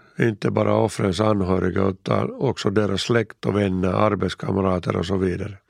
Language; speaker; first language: Swedish; native; Swedish